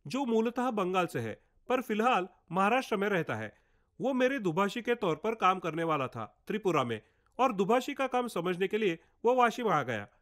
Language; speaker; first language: Hindi; non-native, local second language; Marathi